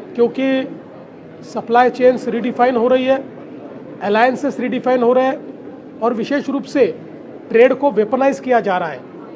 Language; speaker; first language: Hindi; non-native, local second language; Marathi